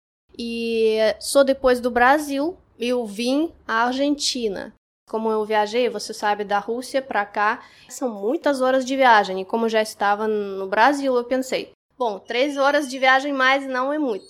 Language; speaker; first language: Portuguese; non-native, fluent; Russian